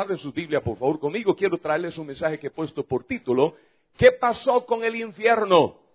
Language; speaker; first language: Spanish; non-native, fluent; English